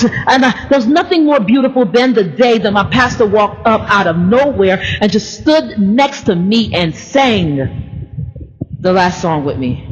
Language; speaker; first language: English; native; English